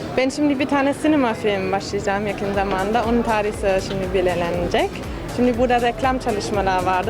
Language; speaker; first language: Turkish; non-native, fluent; German